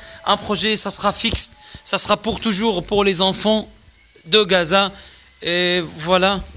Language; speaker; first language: French; non-native, fluent; Arabic